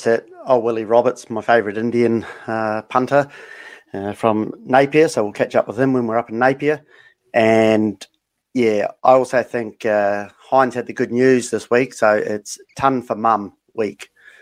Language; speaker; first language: English; native; English